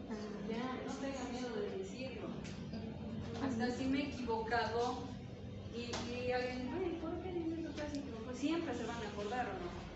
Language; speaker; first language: Spanish; native; Spanish